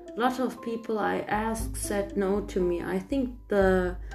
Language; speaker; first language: English; non-native, fluent; German